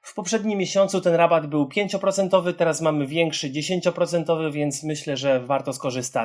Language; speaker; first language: Polish; native; Polish